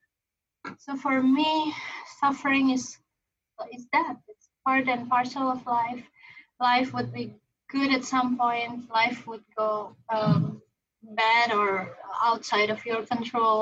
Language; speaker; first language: English; non-native, fluent; Indonesian